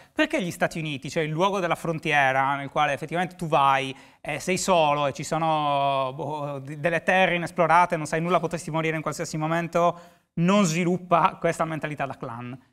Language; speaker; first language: Italian; native; Italian